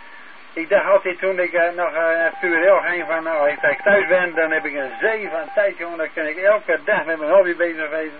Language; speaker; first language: Dutch; native; Dutch